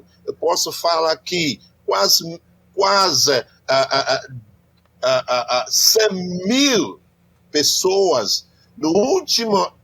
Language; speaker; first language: Portuguese; non-native, learner; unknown